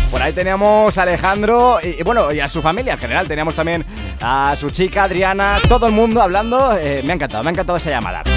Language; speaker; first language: Spanish; native; Spanish